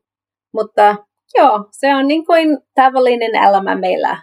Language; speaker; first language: Finnish; non-native, learner; English